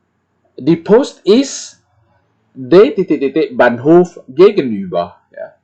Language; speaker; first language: German; non-native, fluent; Indonesian